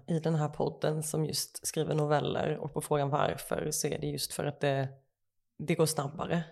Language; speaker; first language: Swedish; native; Swedish